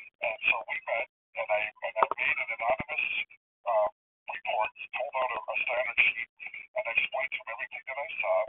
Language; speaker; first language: English; native; English